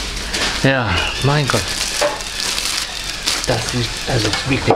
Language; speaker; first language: German; native; German